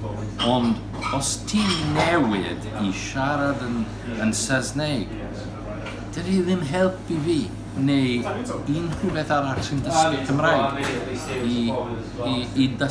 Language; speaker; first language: Welsh; non-native, learner; English